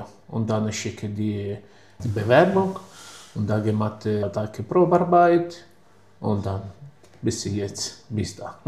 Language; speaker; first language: German; non-native, learner; Italian